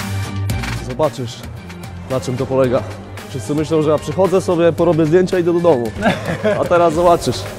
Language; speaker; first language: Polish; native; Polish